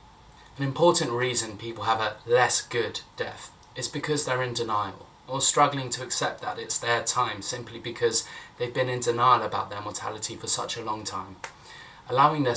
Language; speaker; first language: English; native; English